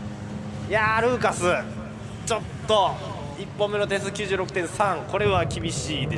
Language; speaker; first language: Japanese; native; Japanese